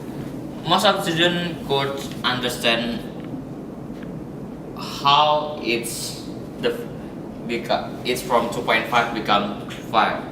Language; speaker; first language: English; non-native, learner; Indonesian